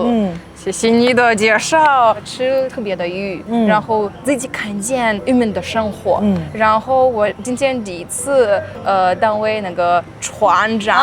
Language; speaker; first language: Chinese; non-native, fluent; Russian